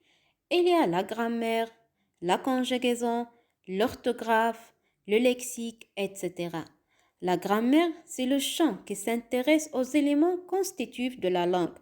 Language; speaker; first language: French; non-native, fluent; Arabic